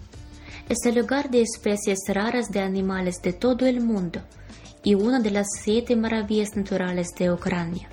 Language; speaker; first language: Spanish; non-native, fluent; Ukrainian